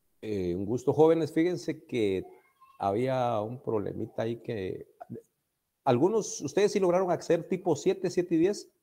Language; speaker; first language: Spanish; native; Spanish